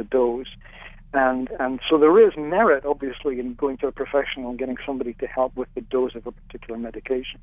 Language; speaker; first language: English; native; English